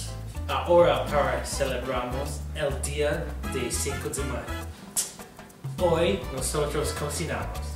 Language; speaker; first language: Spanish; non-native, learner; English